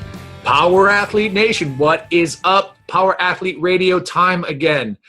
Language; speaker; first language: English; native; English